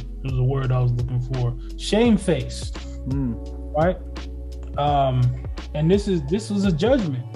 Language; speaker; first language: English; native; English